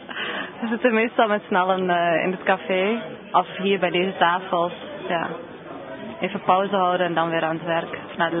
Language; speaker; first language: Dutch; early bilingual, other home language; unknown